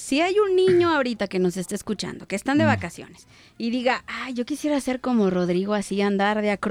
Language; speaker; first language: Spanish; native; Spanish